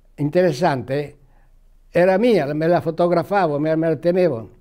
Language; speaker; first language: Italian; native; Italian